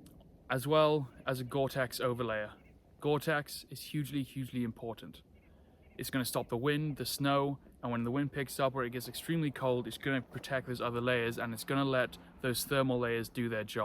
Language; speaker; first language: English; native; English